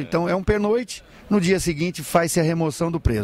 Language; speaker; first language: Portuguese; native; Portuguese